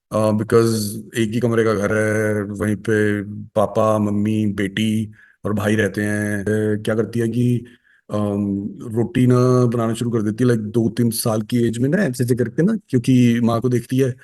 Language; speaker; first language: Hindi; native; Hindi